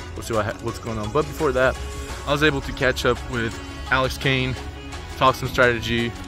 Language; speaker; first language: English; non-native, fluent; Bulgarian